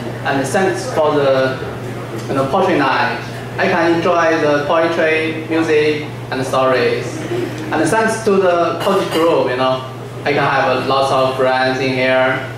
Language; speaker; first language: English; non-native, learner; Chinese